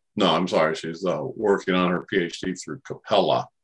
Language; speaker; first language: English; native; English